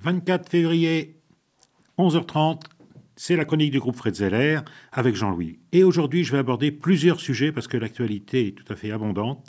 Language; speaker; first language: French; native; French